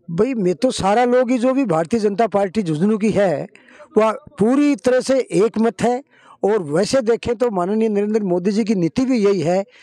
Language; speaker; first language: Hindi; native; Hindi